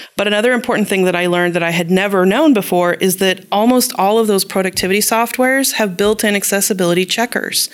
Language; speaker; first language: English; native; English